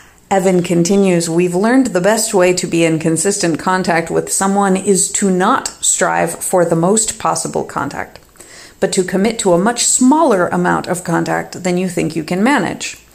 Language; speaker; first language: English; native; English